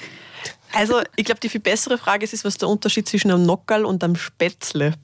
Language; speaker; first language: German; native; German